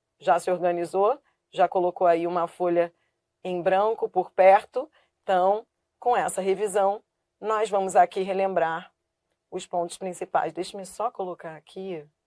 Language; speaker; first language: Portuguese; native; Portuguese